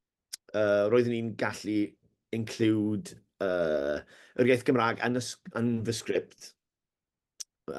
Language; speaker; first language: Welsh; non-native, learner; English